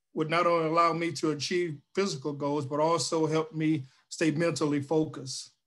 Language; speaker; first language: English; native; English